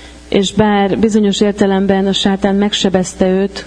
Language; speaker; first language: Hungarian; native; Hungarian